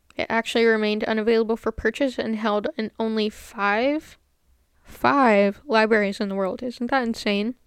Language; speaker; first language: English; native; English